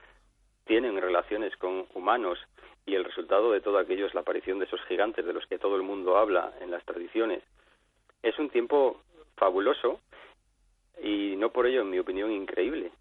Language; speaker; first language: Spanish; native; Spanish